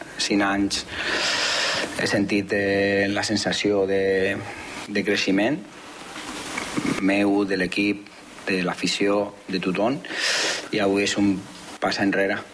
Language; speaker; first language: Catalan; non-native, fluent; Spanish